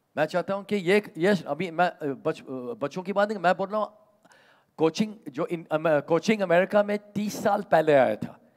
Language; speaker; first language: Hindi; native; Hindi